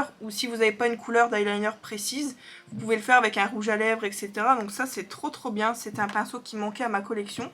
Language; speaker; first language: French; native; French